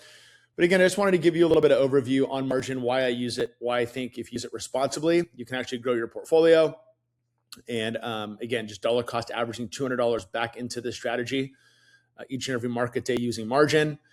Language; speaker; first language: English; native; English